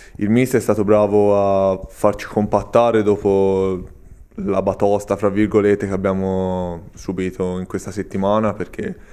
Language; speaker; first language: Italian; native; Italian